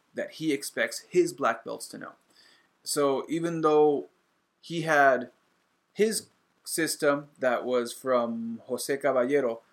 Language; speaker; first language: English; native; English